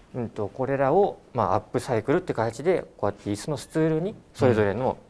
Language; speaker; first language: Japanese; native; Japanese